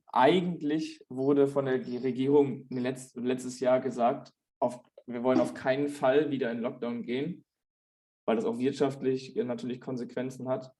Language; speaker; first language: German; native; German